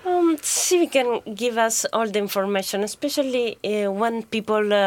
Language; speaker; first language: English; non-native, fluent; Italian